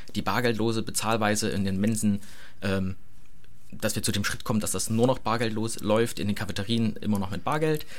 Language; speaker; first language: German; native; German